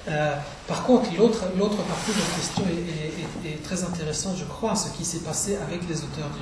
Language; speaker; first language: French; non-native, fluent; Czech